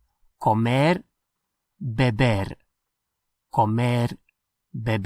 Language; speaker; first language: Spanish; non-native, fluent; English